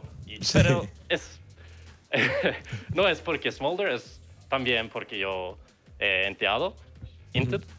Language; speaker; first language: Spanish; non-native, learner; English